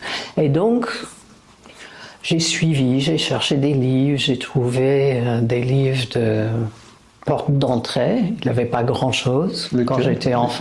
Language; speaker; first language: French; non-native, fluent; English